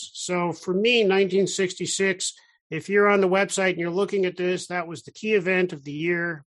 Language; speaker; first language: English; native; English